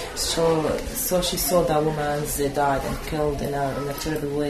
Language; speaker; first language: English; non-native, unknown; Arabic